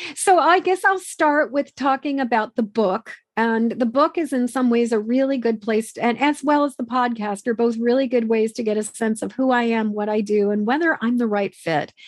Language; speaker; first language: English; native; English